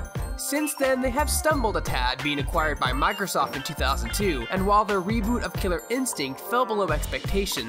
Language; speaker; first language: English; native; English